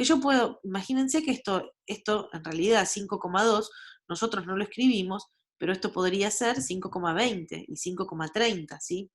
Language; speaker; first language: Spanish; native; Spanish